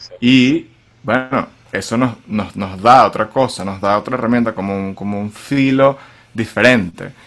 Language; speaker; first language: Spanish; native; Spanish